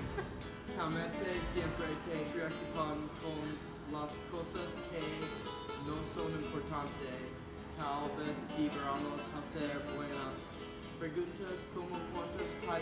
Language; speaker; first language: Spanish; non-native, learner; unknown